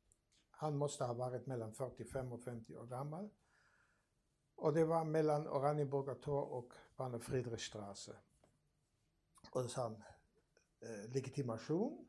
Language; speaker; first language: Swedish; non-native, fluent; German